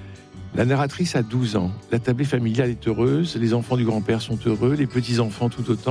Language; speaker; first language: French; native; French